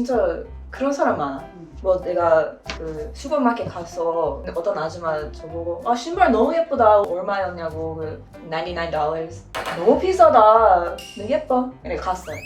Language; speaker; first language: Korean; non-native, fluent; English